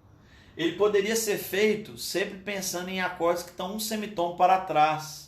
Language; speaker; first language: Portuguese; native; Portuguese